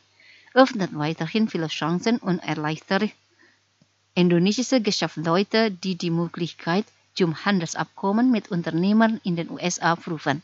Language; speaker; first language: German; non-native, fluent; Indonesian